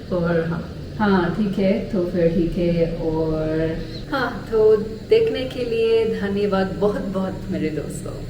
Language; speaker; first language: Hindi; non-native, learner; English